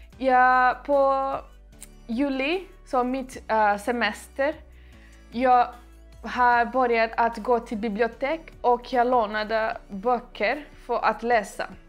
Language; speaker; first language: Swedish; non-native, learner; Portuguese